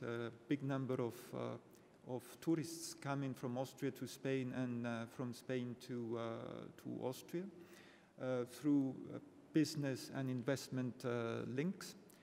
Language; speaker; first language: English; non-native, fluent; Spanish